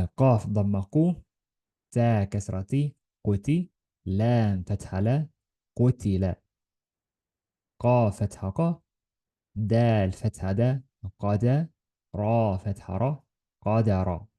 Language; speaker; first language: Arabic; non-native, learner; Estonian